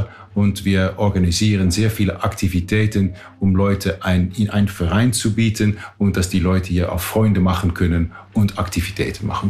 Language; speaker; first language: German; non-native, fluent; English